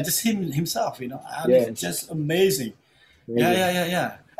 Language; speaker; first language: English; non-native, local second language; Malay